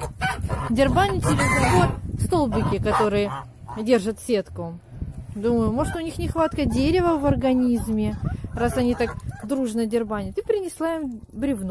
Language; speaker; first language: Russian; native; Russian